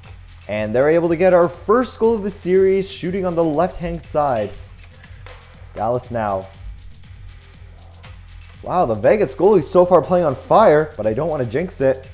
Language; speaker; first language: English; native; English